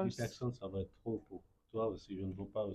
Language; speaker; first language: French; non-native, fluent; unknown